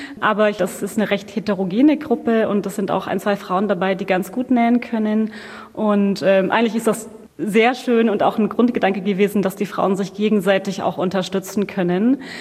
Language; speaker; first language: German; native; German